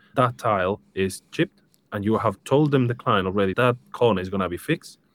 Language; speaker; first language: English; non-native, fluent; Spanish